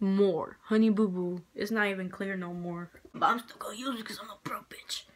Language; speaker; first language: English; native; English